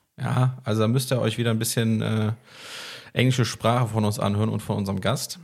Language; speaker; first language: German; native; German